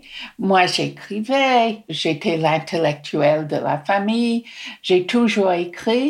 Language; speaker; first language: French; non-native, fluent; English